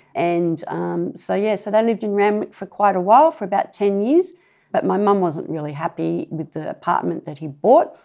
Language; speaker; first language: English; native; English